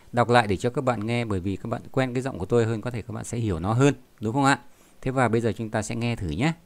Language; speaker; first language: Vietnamese; native; Vietnamese